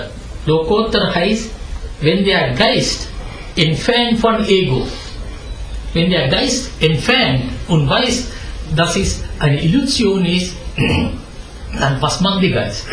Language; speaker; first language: German; non-native, fluent; Sinhala